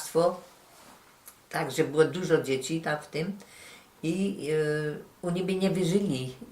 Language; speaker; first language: Polish; early bilingual, heritage; Polish